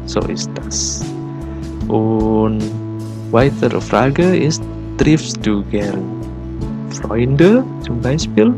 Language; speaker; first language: German; non-native, learner; Indonesian